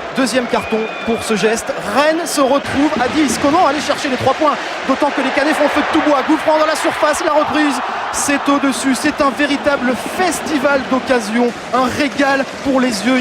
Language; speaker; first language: French; native; French